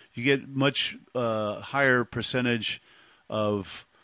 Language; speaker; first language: English; native; English